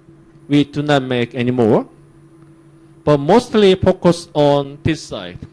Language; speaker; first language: English; non-native, fluent; Korean